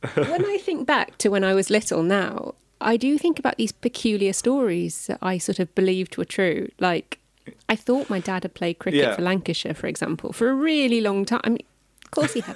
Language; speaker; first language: English; native; English